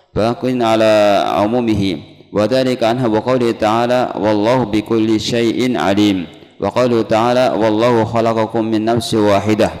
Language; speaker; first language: Arabic; non-native, fluent; Indonesian